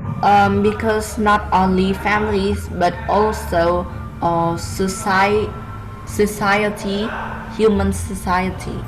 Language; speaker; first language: English; non-native, learner; Vietnamese